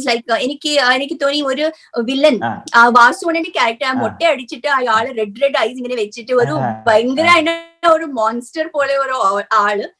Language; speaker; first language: Malayalam; non-native, learner; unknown